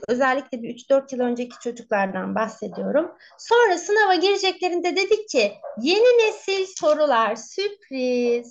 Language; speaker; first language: Turkish; native; Turkish